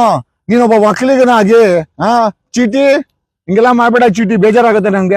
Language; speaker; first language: Kannada; native; Kannada